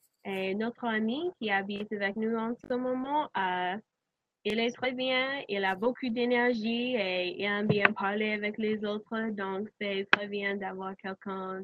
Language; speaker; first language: French; non-native, learner; English